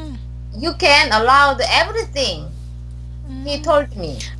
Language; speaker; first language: English; non-native, learner; Korean